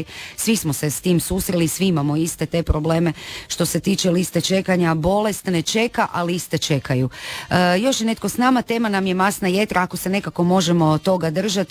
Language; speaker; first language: Serbian; native; Serbian